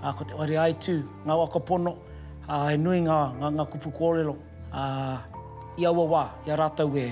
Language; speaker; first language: Māori; native; Māori